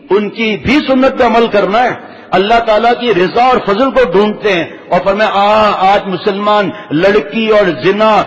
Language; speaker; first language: Urdu; native; Urdu